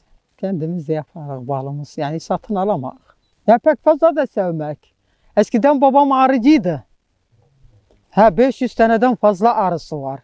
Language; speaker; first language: Turkish; non-native, local second language; Arabic